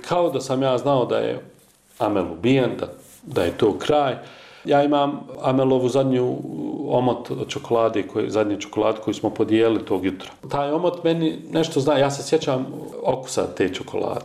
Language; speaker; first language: Croatian; native; Croatian